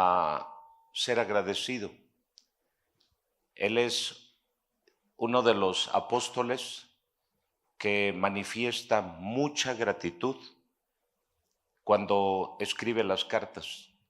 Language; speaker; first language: Spanish; native; Spanish